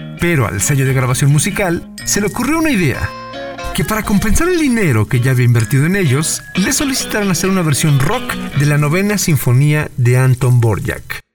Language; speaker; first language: Spanish; native; Spanish